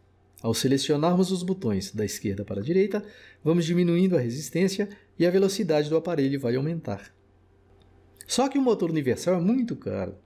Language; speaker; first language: Portuguese; native; Portuguese